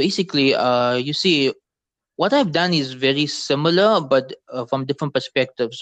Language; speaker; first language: English; native; English